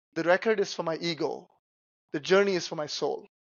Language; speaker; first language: English; non-native, local second language; Tamil